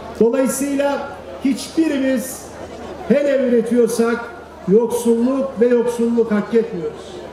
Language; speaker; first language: Turkish; native; Turkish